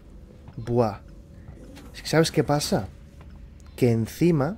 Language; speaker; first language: Spanish; native; Spanish